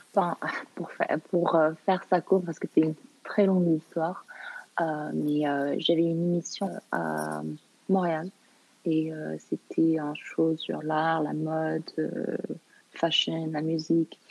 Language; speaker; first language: French; early bilingual, other home language; Arabic